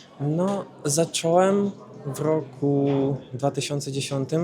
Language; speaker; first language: Polish; non-native, fluent; Ukrainian